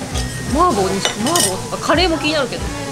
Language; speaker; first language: Japanese; native; Japanese